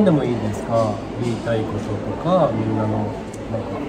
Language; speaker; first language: Japanese; non-native, fluent; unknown